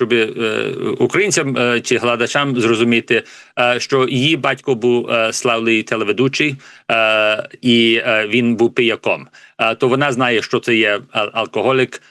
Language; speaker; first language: Ukrainian; early bilingual, heritage; English